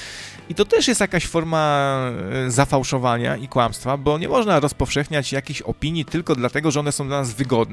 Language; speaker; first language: Polish; native; Polish